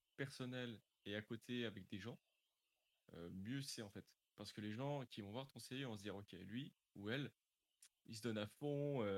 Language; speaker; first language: French; native; French